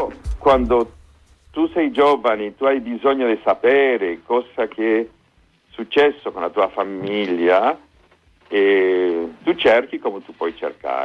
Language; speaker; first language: Italian; non-native, fluent; Spanish